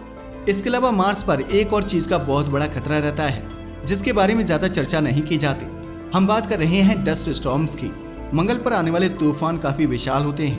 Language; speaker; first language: Hindi; native; Hindi